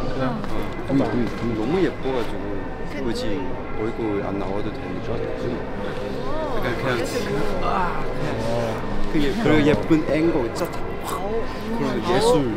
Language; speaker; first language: Korean; non-native, fluent; Cantonese